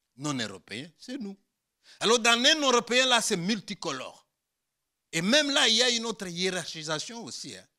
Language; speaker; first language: French; non-native, local second language; Luba-Lulua